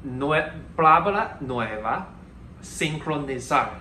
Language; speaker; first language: Spanish; non-native, learner; Chinese